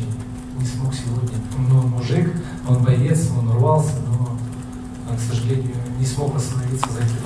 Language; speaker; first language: Russian; native; Russian